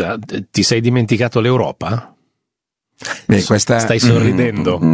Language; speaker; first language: Italian; native; Italian